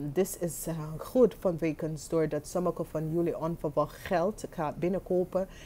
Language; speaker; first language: Dutch; non-native, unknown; English